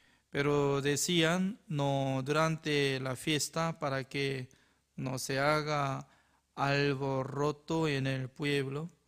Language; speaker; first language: Spanish; non-native, fluent; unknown